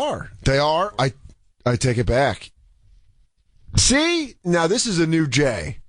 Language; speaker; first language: English; native; English